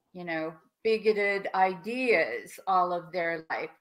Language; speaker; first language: English; native; English